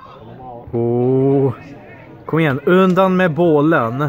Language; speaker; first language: Swedish; early bilingual, other home language; Polish